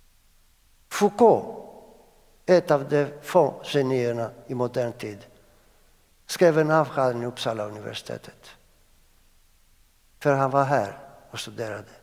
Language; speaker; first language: Swedish; non-native, fluent; Greek